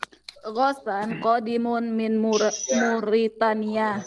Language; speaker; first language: Arabic; non-native, learner; Indonesian